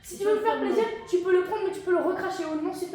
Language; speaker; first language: French; native; French